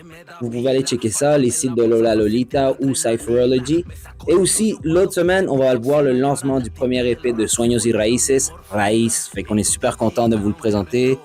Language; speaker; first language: French; non-native, fluent; Spanish